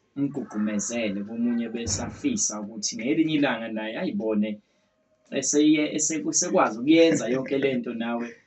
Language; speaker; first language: Zulu; native; Zulu